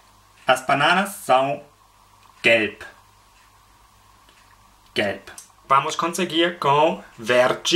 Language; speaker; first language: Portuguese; non-native, fluent; German